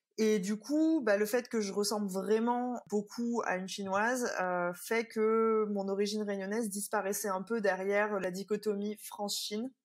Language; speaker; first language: French; native; French